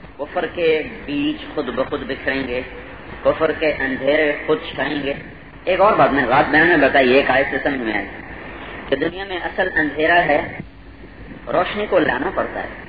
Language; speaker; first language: Urdu; non-native, local second language; Punjabi